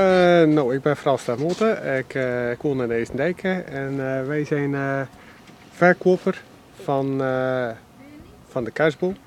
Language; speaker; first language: Dutch; native; Dutch